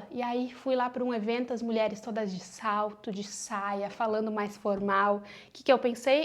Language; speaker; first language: Portuguese; native; Portuguese